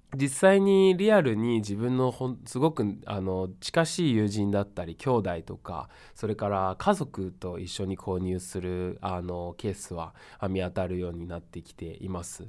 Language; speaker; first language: Japanese; non-native, fluent; Chinese